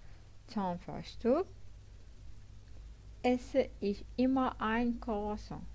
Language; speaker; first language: German; non-native, fluent; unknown